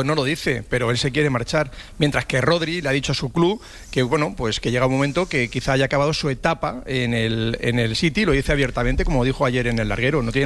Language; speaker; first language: Spanish; native; Spanish